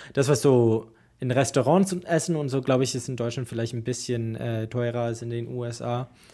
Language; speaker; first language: German; non-native, fluent; English